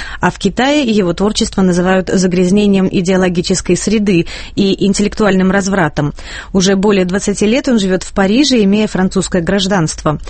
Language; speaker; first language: Russian; native; Russian